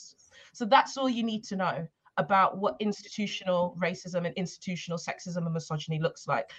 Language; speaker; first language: English; native; English